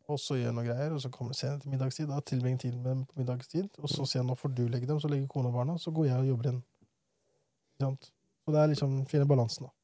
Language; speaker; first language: Norwegian; early bilingual, other home language; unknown